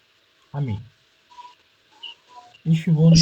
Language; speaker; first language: German; non-native, fluent; Bangla